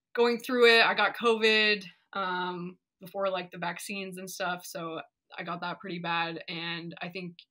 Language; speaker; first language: English; native; English